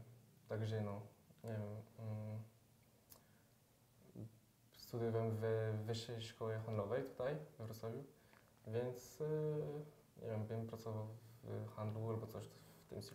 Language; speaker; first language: Polish; early bilingual, heritage; French